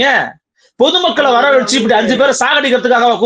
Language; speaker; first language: Tamil; native; Tamil